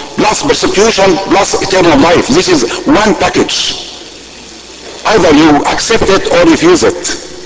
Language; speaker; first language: English; non-native, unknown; Arabic